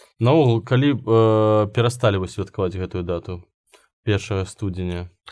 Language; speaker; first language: Belarusian; non-native, local second language; Russian